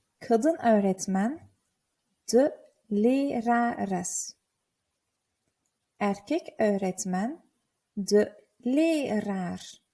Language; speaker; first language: Turkish; early bilingual, heritage; Turkish